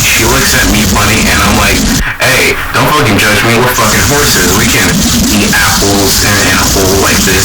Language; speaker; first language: English; native; English